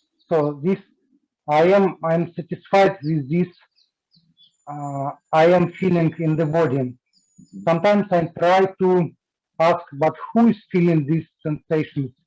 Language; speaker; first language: English; non-native, learner; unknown